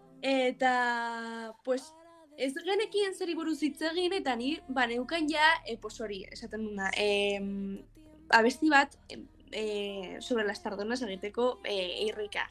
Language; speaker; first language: Basque; non-native, local second language; Spanish